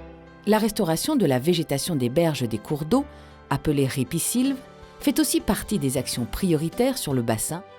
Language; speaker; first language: French; native; French